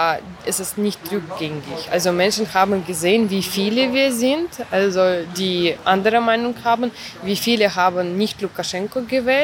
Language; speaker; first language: German; non-native, fluent; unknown